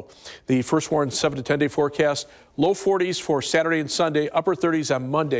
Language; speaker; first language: English; native; English